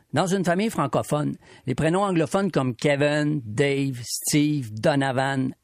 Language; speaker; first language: French; native; French